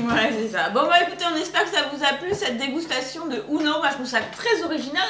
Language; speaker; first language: French; native; French